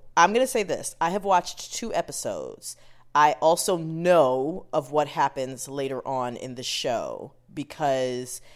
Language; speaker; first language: English; native; English